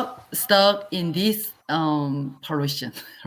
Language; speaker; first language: English; non-native, learner; Korean